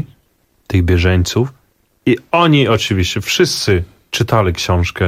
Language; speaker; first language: Polish; non-native, fluent; Belarusian